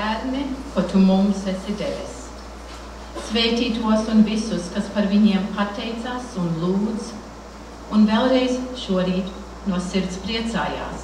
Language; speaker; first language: Latvian; early bilingual, heritage; Latvian